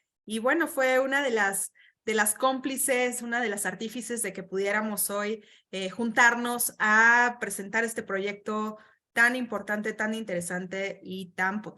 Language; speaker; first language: Spanish; native; Spanish